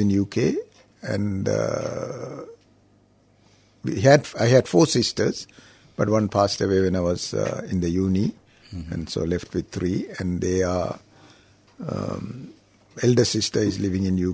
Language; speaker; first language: English; non-native, local second language; Tamil